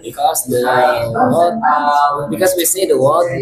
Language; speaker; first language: English; non-native, learner; Indonesian